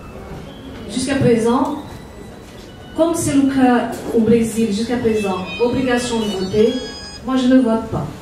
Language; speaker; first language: French; non-native, fluent; Portuguese